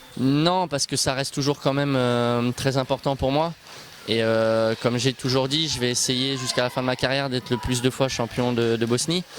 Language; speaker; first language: French; early bilingual, other home language; Bosnian